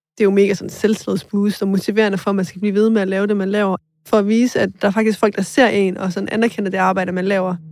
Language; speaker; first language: Danish; early bilingual, other home language; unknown